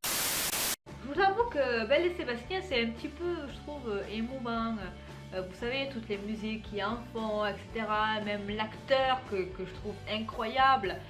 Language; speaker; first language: French; native; French